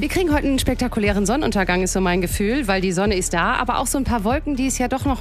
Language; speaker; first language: German; native; German